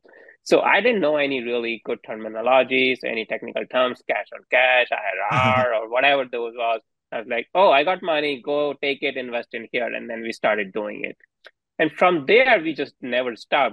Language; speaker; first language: English; non-native, local second language; Hindi